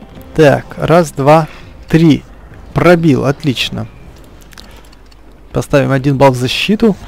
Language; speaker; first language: Russian; native; Russian